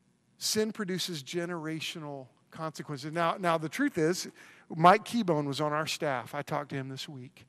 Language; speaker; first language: English; native; English